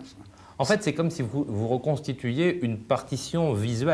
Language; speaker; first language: French; native; French